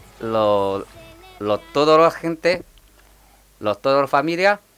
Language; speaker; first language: Spanish; non-native, learner; Chinese